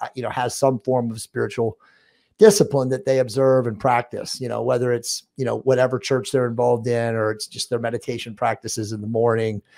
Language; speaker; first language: English; native; English